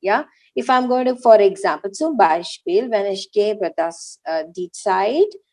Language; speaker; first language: German; non-native, learner; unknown